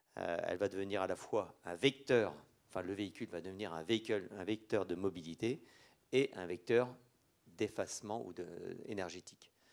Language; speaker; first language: French; native; French